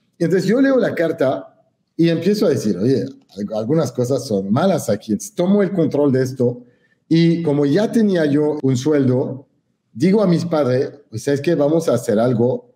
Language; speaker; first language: Spanish; non-native, fluent; French